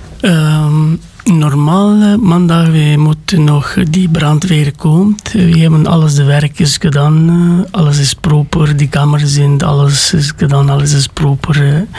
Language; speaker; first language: Dutch; non-native, learner; Romanian